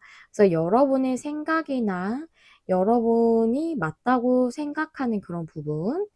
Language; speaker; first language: Korean; native; Korean